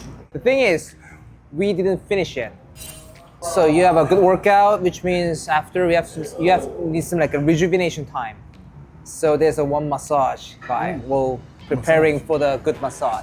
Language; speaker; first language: English; non-native, fluent; Korean